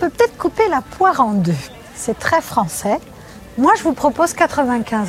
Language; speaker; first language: French; native; French